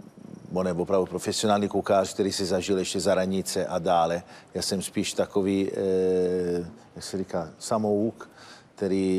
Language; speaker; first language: Czech; non-native, fluent; Italian